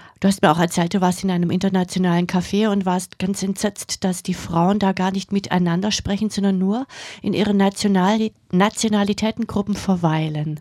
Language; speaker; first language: German; native; German